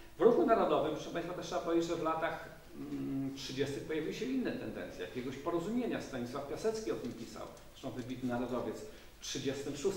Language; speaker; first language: Polish; native; Polish